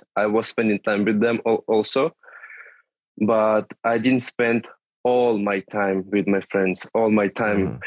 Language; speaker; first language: English; non-native, fluent; Russian